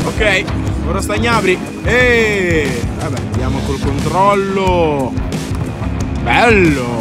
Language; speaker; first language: Italian; native; Italian